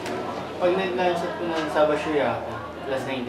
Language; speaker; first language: Filipino; native; Filipino